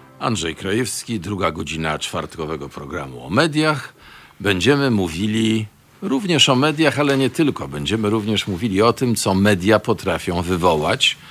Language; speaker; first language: Polish; native; Polish